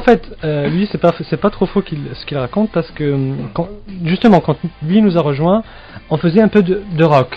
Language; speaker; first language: French; non-native, local second language; Arabic